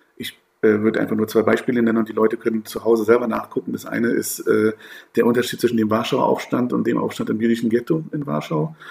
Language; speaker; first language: German; native; German